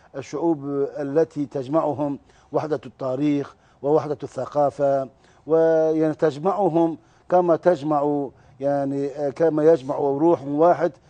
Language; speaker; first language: Arabic; non-native, fluent; Turkish